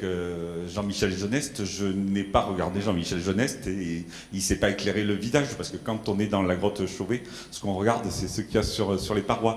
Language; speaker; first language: French; native; French